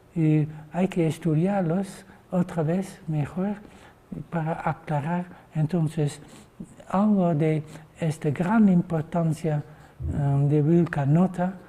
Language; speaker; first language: Spanish; non-native, fluent; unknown